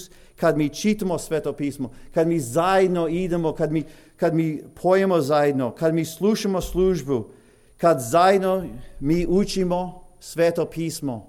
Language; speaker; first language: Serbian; early bilingual, heritage; English